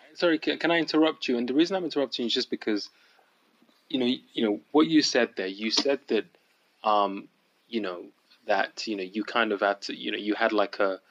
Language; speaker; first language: English; early bilingual, other home language; Yoruba